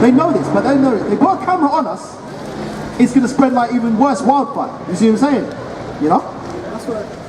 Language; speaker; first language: English; native; English